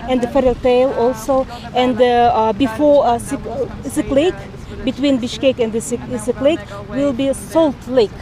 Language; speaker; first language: English; non-native, learner; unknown